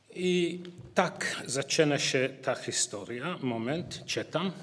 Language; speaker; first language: Polish; non-native, learner; English